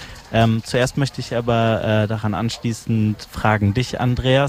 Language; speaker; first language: German; native; German